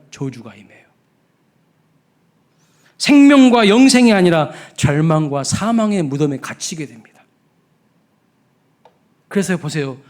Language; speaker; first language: Korean; native; Korean